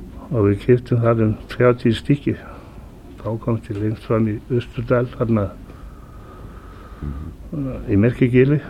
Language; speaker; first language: Icelandic; non-native, fluent; Danish